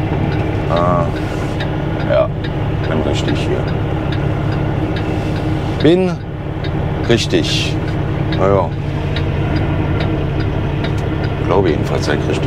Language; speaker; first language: German; native; German